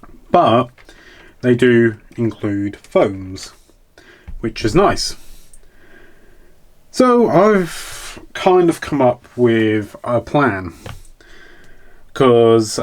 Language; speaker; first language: English; native; English